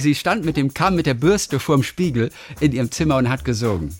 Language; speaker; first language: German; native; German